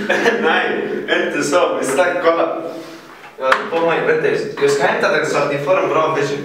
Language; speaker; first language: Swedish; early bilingual, other home language; Arabic